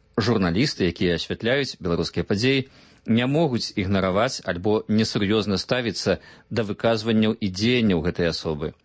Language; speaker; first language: Belarusian; native; Belarusian